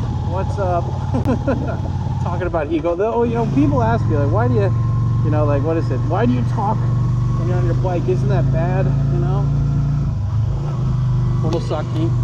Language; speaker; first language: English; native; English